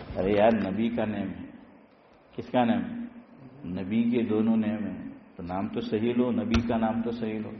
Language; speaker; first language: Urdu; non-native, local second language; Gujarati